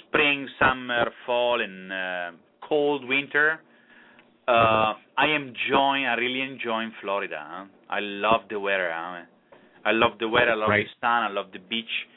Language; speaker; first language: English; non-native, fluent; Italian